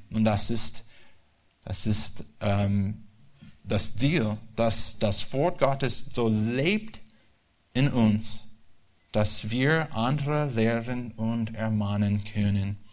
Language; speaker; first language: German; non-native, learner; English